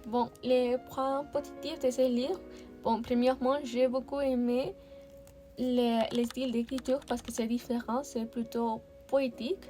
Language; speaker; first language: French; non-native, learner; Spanish